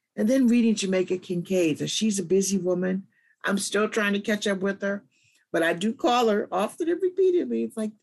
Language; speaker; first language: English; native; English